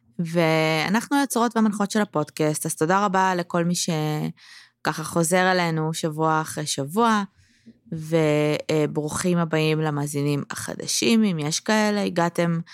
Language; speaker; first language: Hebrew; native; Hebrew